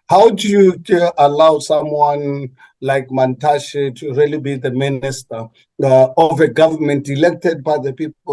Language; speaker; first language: English; non-native, local second language; Northern Sotho